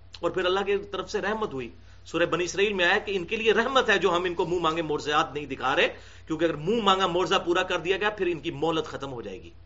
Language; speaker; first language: Urdu; non-native, local second language; Punjabi